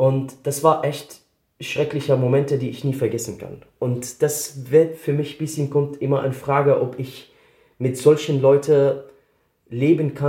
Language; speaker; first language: German; non-native, learner; Arabic